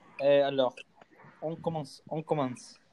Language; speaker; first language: French; non-native, learner; Spanish